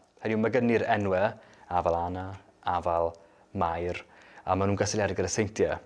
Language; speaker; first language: Welsh; native; Welsh